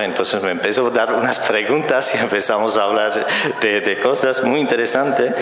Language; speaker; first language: Spanish; non-native, fluent; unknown